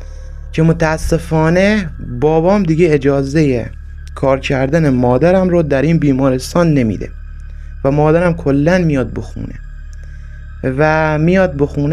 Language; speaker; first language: Persian; native; Persian